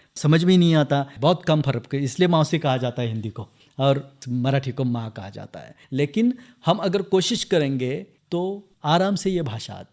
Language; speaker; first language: Hindi; non-native, local second language; Marathi